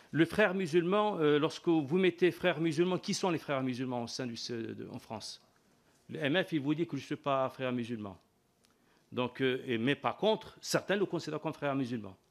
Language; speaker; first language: French; non-native, local second language; Arabic